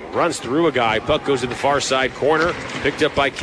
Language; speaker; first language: English; native; English